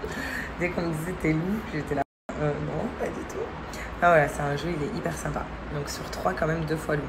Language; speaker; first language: French; native; French